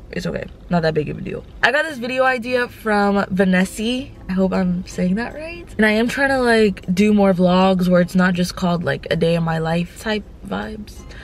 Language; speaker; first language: English; native; English